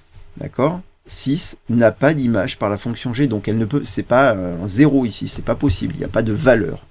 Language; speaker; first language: French; native; French